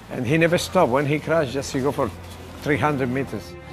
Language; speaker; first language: English; non-native, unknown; Italian